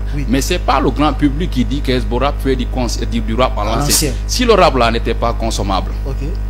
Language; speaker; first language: French; non-native, local second language; Fula